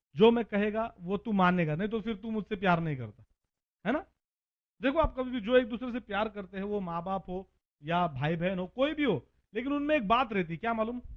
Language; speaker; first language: Hindi; non-native, local second language; Marathi